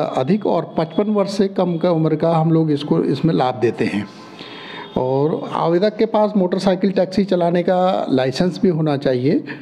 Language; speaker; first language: Hindi; native; Hindi